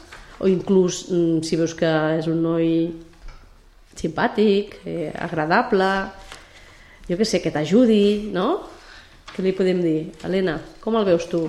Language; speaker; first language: Catalan; native; Catalan